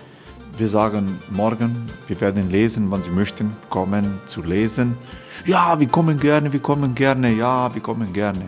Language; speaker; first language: German; non-native, fluent; Croatian